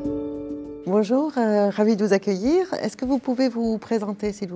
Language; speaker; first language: French; native; French